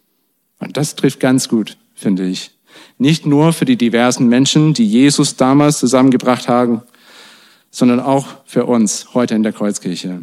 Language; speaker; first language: German; non-native, fluent; English